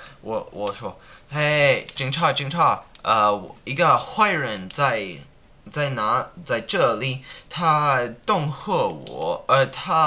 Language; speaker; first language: Chinese; non-native, learner; English